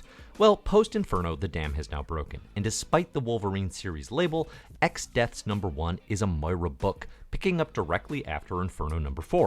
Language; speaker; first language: English; native; English